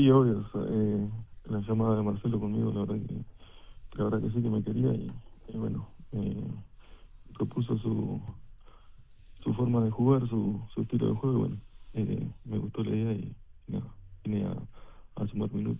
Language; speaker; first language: Spanish; native; Spanish